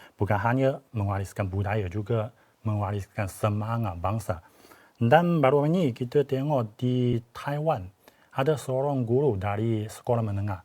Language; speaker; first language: Malay; non-native, fluent; Chinese